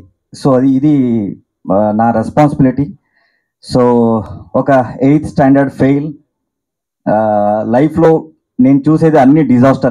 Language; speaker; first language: Telugu; non-native, local second language; Kannada